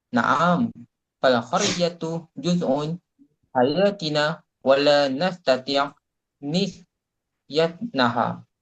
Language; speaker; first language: Arabic; non-native, learner; Malay